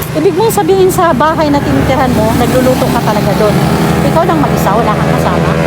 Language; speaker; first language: Filipino; non-native, local second language; Waray